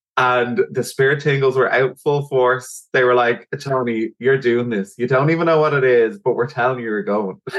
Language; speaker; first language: English; native; English